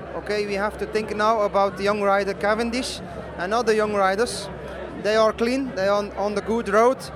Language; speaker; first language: English; non-native, fluent; Dutch